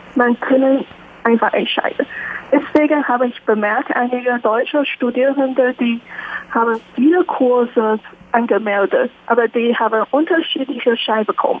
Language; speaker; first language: German; non-native, learner; Chinese